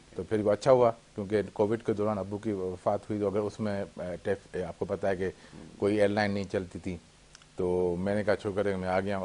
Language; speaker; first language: Urdu; native; Urdu